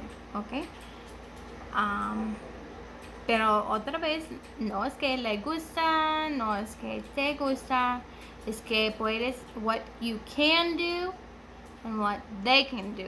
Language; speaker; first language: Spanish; non-native, learner; English